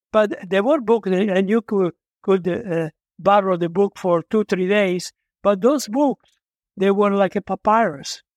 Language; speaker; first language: English; non-native, fluent; Italian